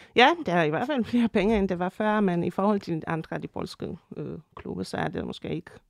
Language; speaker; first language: Danish; non-native, fluent; Polish